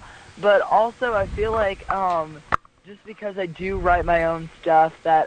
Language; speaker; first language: English; native; English